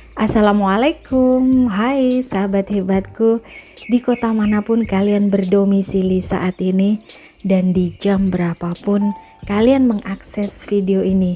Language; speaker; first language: Indonesian; native; Indonesian